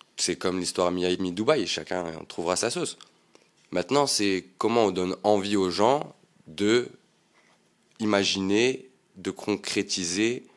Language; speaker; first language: French; native; French